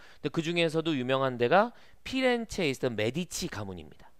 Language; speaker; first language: Korean; native; Korean